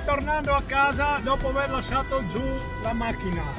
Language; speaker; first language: Italian; non-native, fluent; Spanish